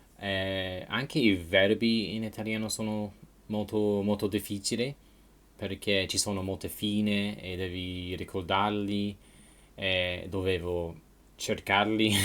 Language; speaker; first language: Italian; non-native, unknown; English